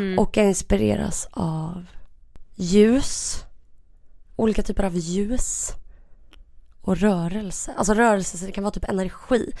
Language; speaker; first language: Swedish; native; Swedish